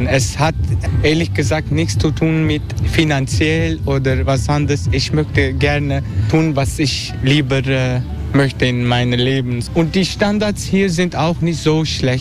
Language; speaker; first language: German; non-native, learner; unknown